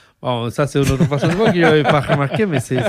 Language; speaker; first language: French; non-native, fluent; Spanish